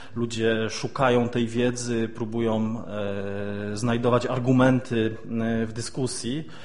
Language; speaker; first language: Polish; native; Polish